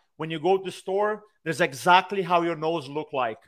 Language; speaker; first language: English; non-native, fluent; Portuguese